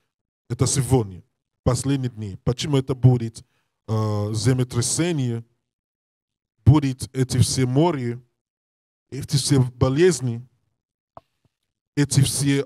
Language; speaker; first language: Russian; non-native, learner; English